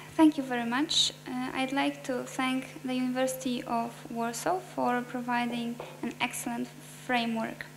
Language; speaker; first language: English; non-native, fluent; Polish